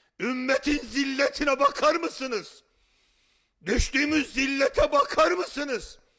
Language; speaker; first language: Turkish; native; Turkish